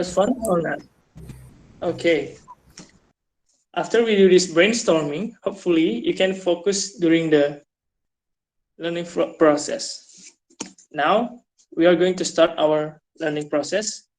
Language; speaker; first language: English; non-native, fluent; Indonesian